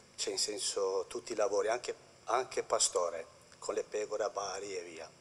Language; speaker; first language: Italian; non-native, fluent; Albanian